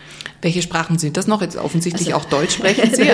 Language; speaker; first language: German; native; German